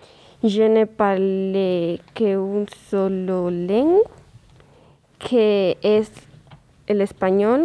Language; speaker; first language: French; non-native, learner; Spanish